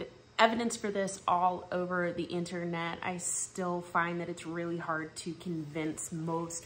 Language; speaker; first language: English; native; English